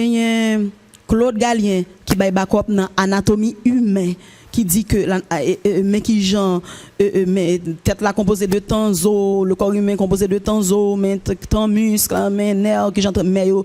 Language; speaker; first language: French; non-native, local second language; Haitian Creole